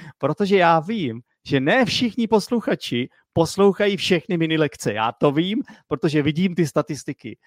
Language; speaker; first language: Czech; native; Czech